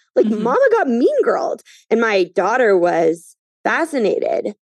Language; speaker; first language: English; native; English